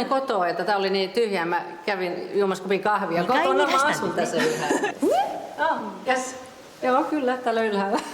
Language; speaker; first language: Finnish; non-native, fluent; Japanese